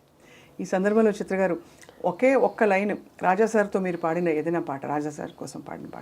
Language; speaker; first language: Telugu; native; Telugu